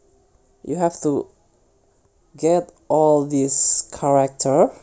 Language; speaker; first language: English; non-native, fluent; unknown